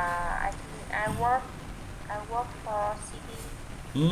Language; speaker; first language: English; non-native, learner; Vietnamese